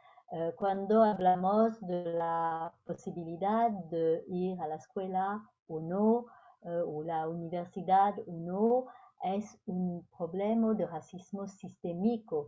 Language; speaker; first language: Spanish; non-native, fluent; French